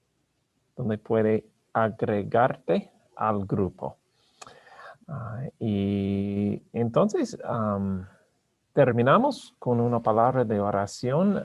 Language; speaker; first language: Spanish; non-native, learner; English